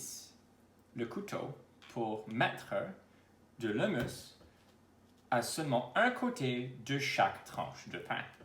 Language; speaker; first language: French; non-native, local second language; English